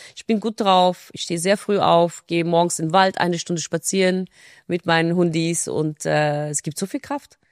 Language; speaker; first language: German; non-native, fluent; Turkish